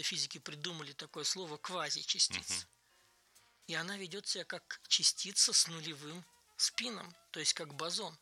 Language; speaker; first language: Russian; native; Russian